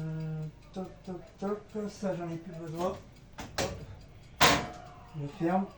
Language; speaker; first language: French; native; French